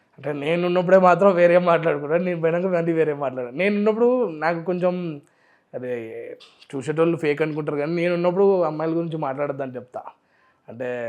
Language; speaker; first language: Telugu; non-native, local second language; Urdu